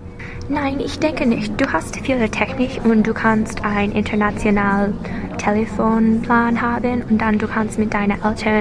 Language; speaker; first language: German; non-native, learner; English